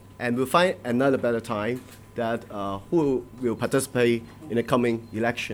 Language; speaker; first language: English; non-native, local second language; Cantonese